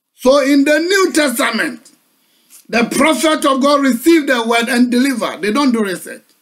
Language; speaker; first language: English; non-native, local second language; Akan